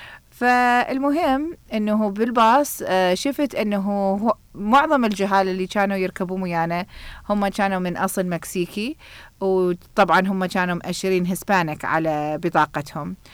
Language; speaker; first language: Arabic; early bilingual, heritage; Arabic